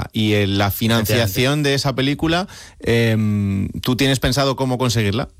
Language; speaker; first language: Spanish; native; Spanish